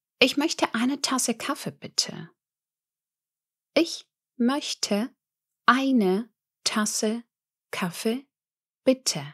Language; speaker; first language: German; non-native, fluent; Russian